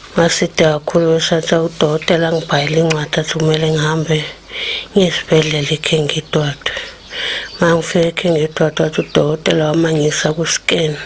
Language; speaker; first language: Zulu; native; Zulu